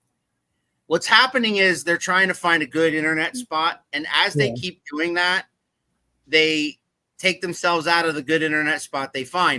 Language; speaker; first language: English; native; English